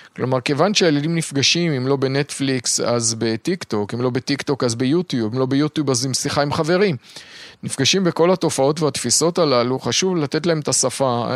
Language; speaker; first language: Hebrew; native; Hebrew